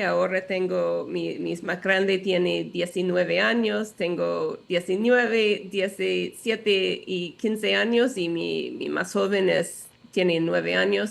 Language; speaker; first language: Spanish; non-native, learner; English